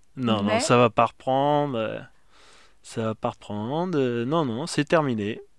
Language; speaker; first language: French; native; French